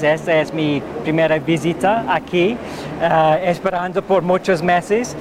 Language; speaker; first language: Spanish; non-native, fluent; English